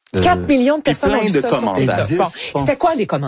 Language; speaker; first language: French; native; French